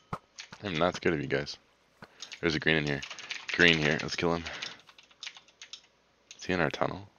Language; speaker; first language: English; native; English